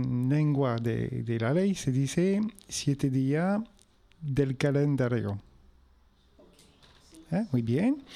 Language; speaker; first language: Spanish; non-native, fluent; French